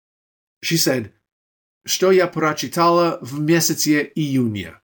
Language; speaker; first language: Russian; non-native, fluent; English